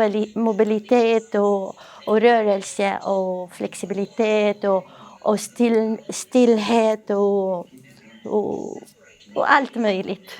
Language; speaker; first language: Swedish; non-native, fluent; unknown